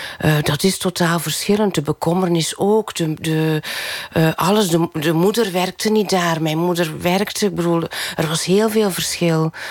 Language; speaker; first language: Dutch; native; Dutch